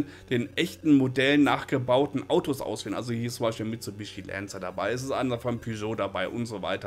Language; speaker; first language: German; native; German